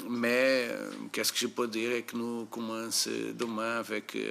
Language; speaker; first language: French; non-native, fluent; Portuguese